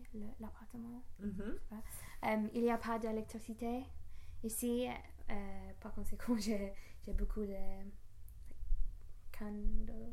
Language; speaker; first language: French; non-native, learner; English